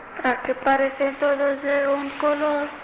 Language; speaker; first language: Spanish; non-native, learner; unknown